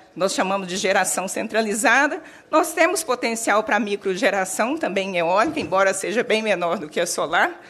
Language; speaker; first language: Portuguese; native; Portuguese